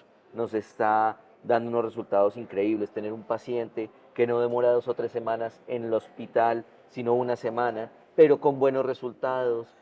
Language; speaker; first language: Spanish; native; Spanish